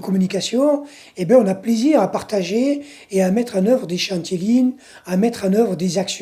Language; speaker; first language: French; native; French